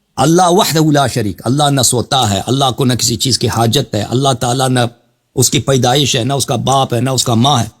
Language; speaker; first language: Urdu; non-native, fluent; Persian